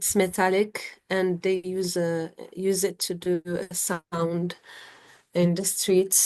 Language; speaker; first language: English; non-native, fluent; Arabic